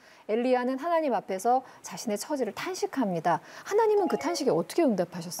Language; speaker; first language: Korean; native; Korean